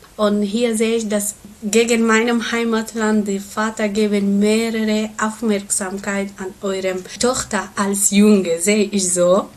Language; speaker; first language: German; non-native, learner; Persian